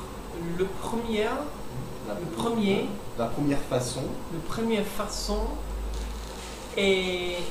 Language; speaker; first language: French; non-native, learner; English